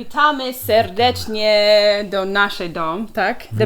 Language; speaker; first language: Polish; non-native, learner; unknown